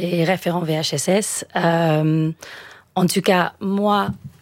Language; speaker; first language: French; non-native, fluent; English